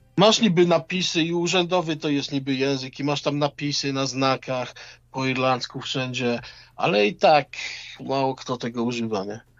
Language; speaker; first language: Polish; native; Polish